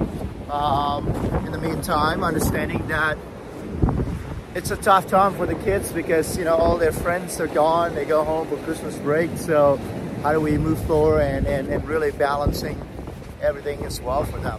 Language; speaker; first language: English; non-native, fluent; Indonesian